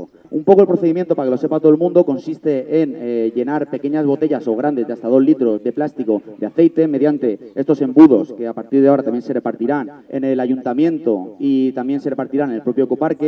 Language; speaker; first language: Spanish; native; Spanish